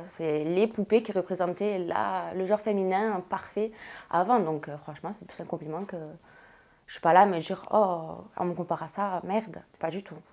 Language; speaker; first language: French; native; French